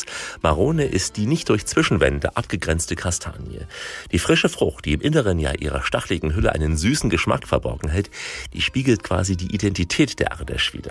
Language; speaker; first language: German; native; German